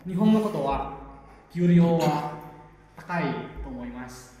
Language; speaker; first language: Japanese; non-native, learner; Indonesian